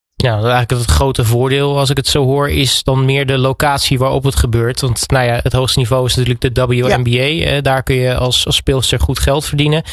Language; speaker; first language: Dutch; native; Dutch